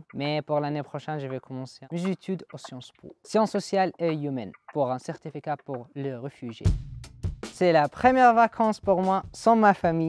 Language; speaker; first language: French; non-native, learner; Arabic